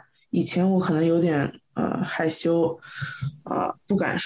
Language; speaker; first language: Chinese; early bilingual, heritage; Chinese